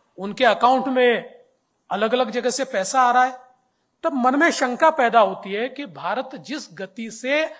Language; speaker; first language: Hindi; non-native, local second language; Marathi